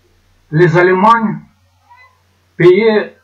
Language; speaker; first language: French; non-native, learner; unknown